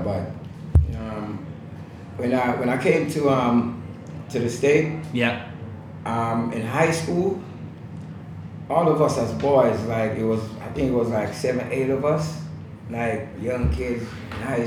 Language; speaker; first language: English; non-native, local second language; Jamaican Creole English